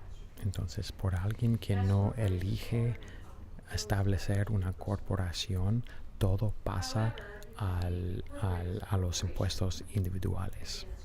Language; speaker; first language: Spanish; non-native, fluent; English